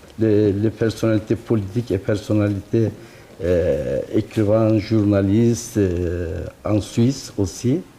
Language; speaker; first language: French; non-native, learner; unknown